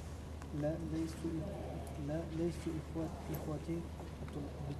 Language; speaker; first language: Arabic; non-native, learner; French